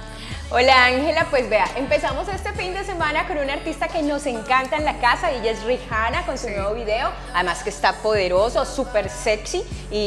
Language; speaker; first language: Spanish; native; Spanish